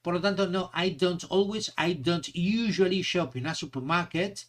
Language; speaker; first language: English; non-native, fluent; Spanish